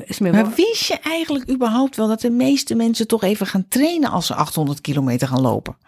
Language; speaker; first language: Dutch; native; Dutch